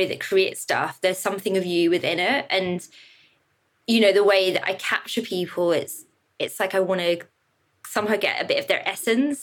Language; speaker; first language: English; native; English